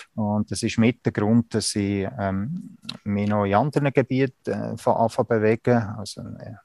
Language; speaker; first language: German; native; German